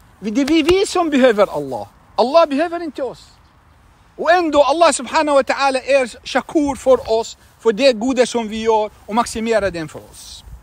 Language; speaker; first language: Swedish; non-native, fluent; Arabic